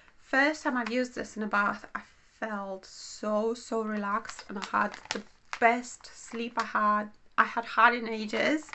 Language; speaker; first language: English; non-native, fluent; Romanian